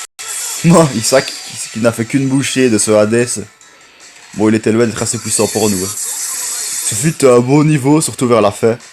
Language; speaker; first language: French; native; French